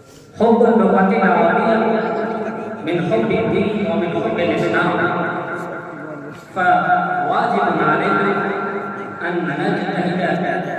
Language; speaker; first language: Arabic; non-native, fluent; Urdu